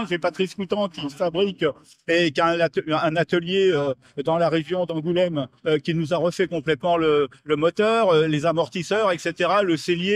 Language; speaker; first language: French; native; French